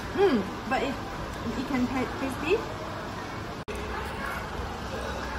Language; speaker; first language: English; non-native, learner; Chinese